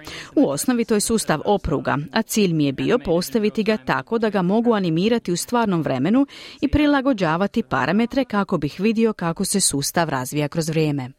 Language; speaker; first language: Serbian; native; Serbian